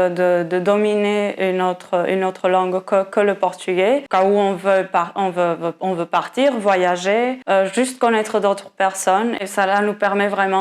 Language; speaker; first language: French; non-native, fluent; Portuguese